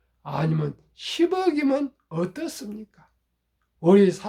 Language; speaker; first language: Korean; native; Korean